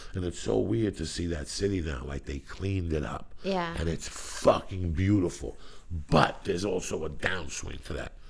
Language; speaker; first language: English; native; English